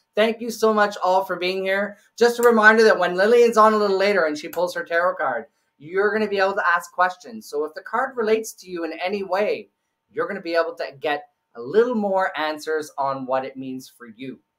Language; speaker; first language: English; native; English